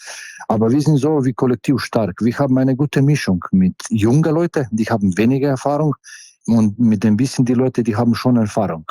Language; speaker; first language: German; non-native, fluent; Slovenian